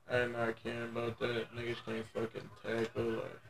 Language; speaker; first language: English; native; English